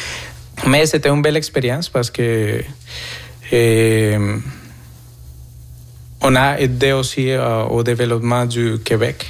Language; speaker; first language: French; non-native, fluent; Spanish